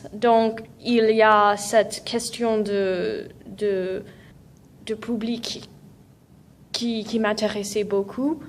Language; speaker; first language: French; non-native, fluent; English